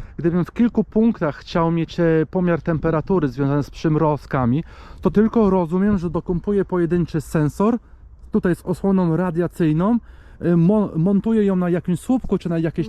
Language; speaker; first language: Polish; native; Polish